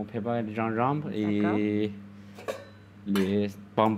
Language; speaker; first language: French; non-native, learner; Chinese